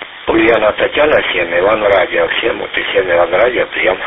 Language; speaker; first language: Russian; native; Russian